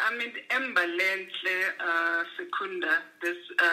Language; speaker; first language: English; non-native, local second language; Xhosa